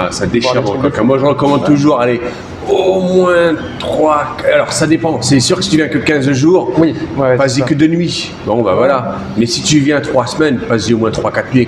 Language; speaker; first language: French; native; French